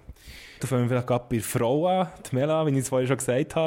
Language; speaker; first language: German; native; German